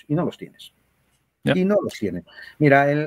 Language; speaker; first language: Spanish; native; Spanish